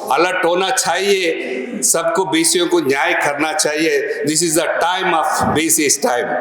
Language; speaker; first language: Hindi; non-native, local second language; Telugu